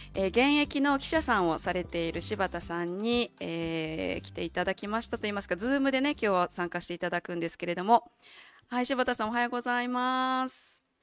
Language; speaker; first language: Japanese; native; Japanese